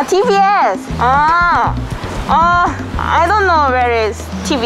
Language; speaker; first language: English; non-native, learner; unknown